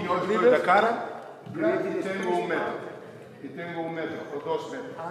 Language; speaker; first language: Spanish; non-native, fluent; Lithuanian